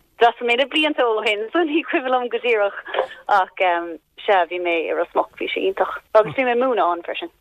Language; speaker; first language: Irish; non-native, local second language; English